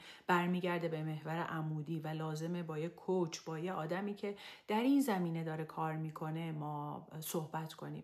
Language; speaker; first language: Persian; native; Persian